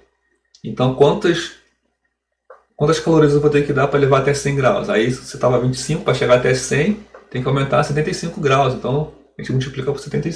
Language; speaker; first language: Portuguese; native; Portuguese